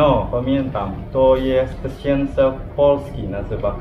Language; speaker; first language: Polish; non-native, learner; Balinese